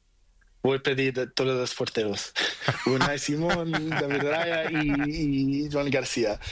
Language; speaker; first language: Spanish; non-native, learner; Portuguese